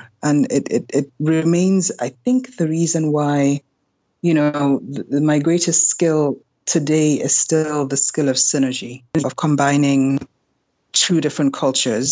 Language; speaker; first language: English; non-native, local second language; German